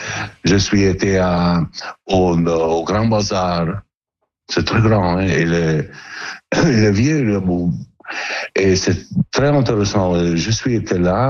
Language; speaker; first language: French; non-native, learner; Italian